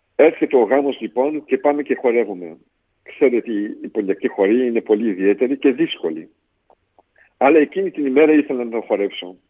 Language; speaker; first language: Greek; early bilingual, heritage; Greek